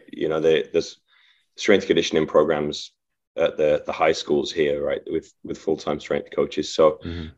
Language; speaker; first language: English; native; English